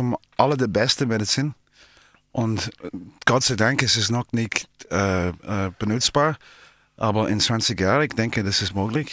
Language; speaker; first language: German; non-native, learner; English